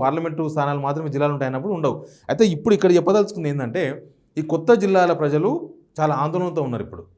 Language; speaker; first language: Telugu; native; Telugu